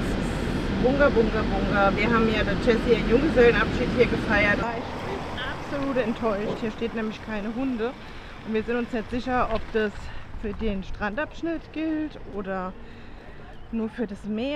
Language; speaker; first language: German; native; German